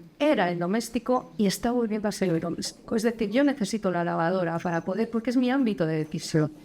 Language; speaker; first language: Spanish; native; Spanish